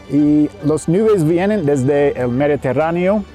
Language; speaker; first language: Spanish; non-native, fluent; English